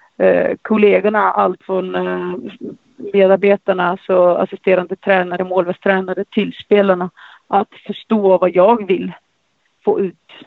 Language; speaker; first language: Swedish; non-native, fluent; Icelandic